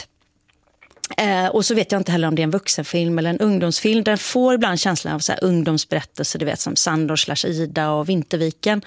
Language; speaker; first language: Swedish; native; Swedish